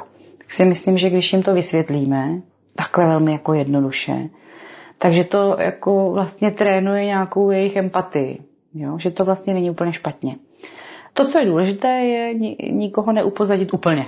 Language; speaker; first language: Czech; native; Czech